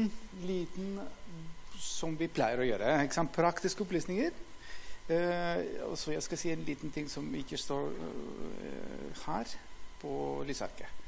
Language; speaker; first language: Norwegian; non-native, fluent; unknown